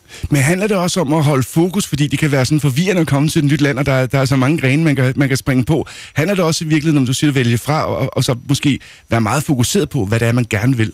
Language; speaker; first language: Danish; native; Danish